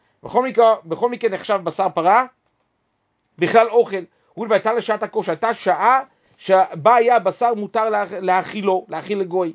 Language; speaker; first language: Hebrew; native; Hebrew